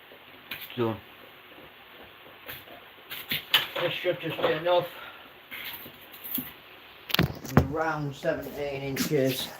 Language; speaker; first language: English; native; English